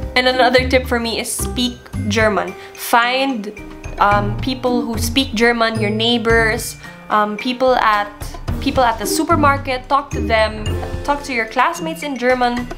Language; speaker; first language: English; non-native, local second language; Filipino